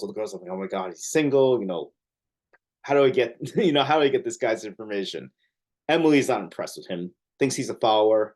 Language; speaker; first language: English; native; English